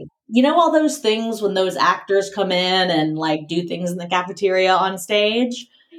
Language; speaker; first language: English; native; English